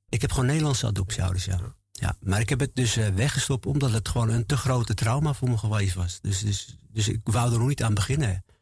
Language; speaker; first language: Dutch; native; Dutch